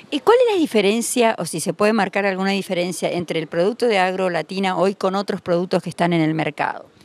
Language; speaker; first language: Spanish; native; Spanish